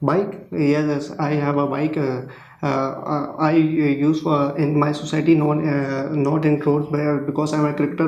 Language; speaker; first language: English; non-native, learner; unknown